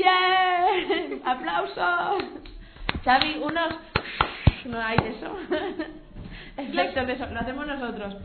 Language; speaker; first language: Spanish; native; Spanish